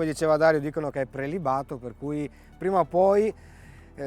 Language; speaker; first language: Italian; native; Italian